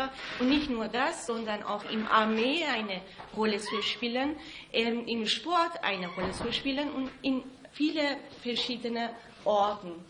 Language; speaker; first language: German; non-native, fluent; Persian